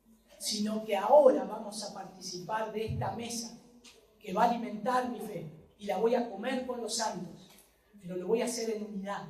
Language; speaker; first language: Spanish; native; Spanish